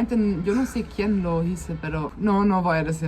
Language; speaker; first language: Spanish; non-native, fluent; German